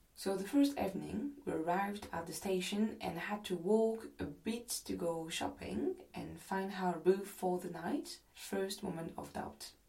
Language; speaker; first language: English; non-native, fluent; French